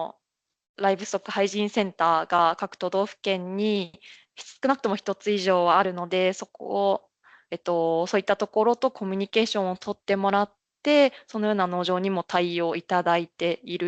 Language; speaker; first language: Japanese; native; Japanese